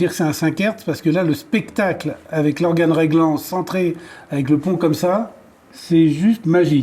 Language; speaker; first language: French; native; French